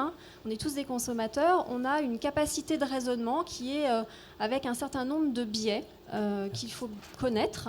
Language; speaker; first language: French; native; French